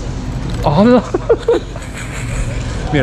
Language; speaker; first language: Spanish; non-native, learner; Japanese